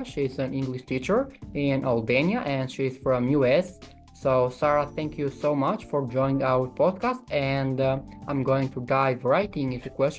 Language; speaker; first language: English; non-native, fluent; Albanian